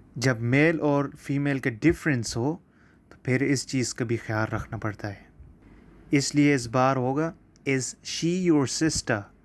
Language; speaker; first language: Urdu; native; Urdu